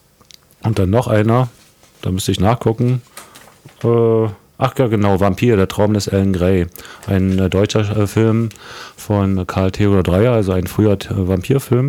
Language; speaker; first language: German; native; German